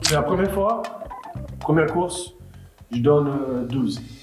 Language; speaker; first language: French; non-native, fluent; German